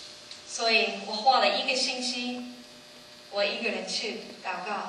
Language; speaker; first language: Chinese; non-native, learner; English